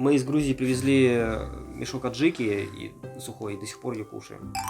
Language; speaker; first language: Russian; native; Russian